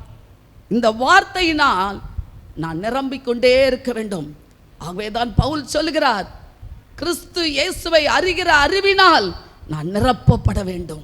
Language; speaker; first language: Tamil; native; Tamil